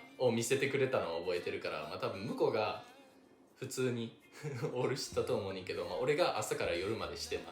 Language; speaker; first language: Japanese; non-native, fluent; English